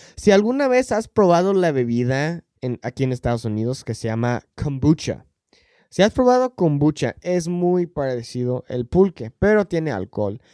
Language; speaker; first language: Spanish; non-native, fluent; English